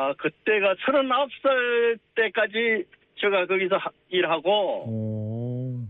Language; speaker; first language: Korean; native; Korean